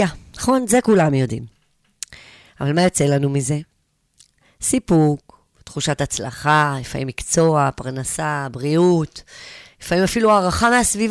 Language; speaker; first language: Hebrew; native; Hebrew